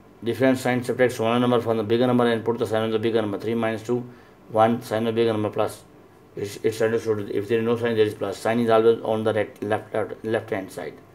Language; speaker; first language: English; non-native, local second language; Urdu